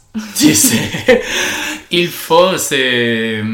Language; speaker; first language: French; non-native, fluent; Spanish